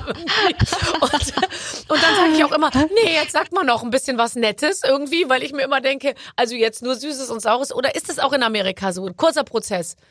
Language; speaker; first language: German; native; German